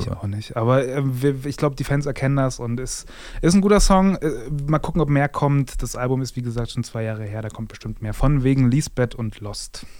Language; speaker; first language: German; native; German